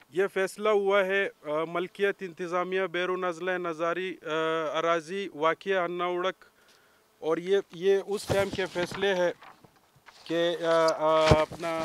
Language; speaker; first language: Urdu; non-native, local second language; Pashto